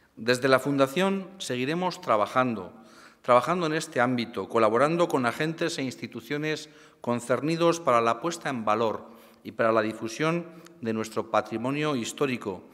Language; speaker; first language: Spanish; native; Spanish